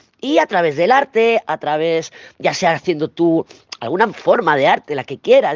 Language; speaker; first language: Spanish; native; Spanish